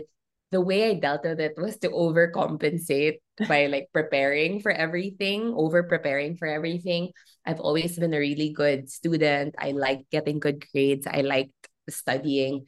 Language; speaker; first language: English; non-native, local second language; Filipino